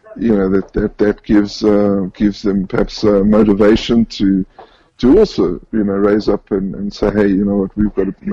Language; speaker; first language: English; native; English